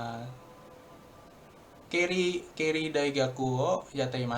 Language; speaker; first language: Japanese; non-native, learner; Indonesian